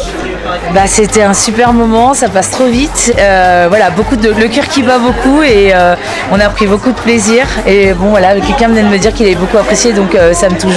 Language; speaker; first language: French; native; French